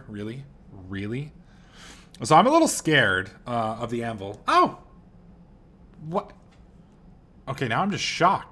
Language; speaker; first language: English; native; English